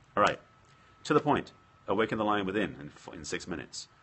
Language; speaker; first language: English; native; English